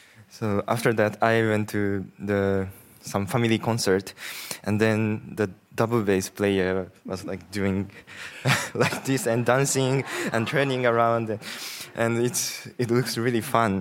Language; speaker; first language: English; non-native, learner; Japanese